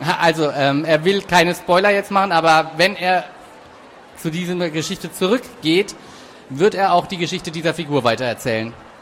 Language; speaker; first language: German; native; German